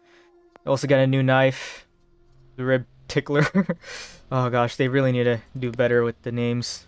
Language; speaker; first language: English; native; English